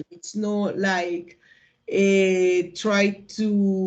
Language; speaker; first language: English; non-native, learner; Spanish